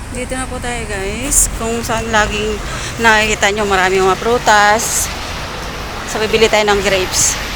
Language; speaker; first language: Filipino; native; Filipino